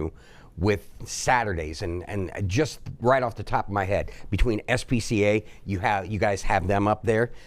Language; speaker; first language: English; native; English